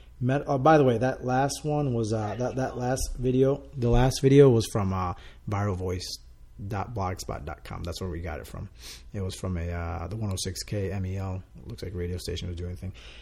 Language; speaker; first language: English; non-native, fluent; Spanish